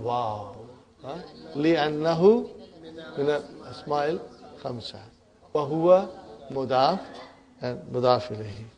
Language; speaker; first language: Arabic; non-native, fluent; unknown